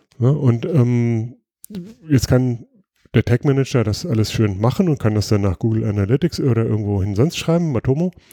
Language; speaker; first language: German; native; German